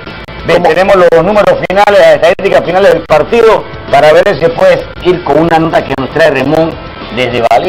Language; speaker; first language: Spanish; native; Spanish